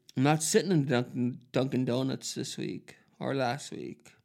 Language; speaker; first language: English; native; English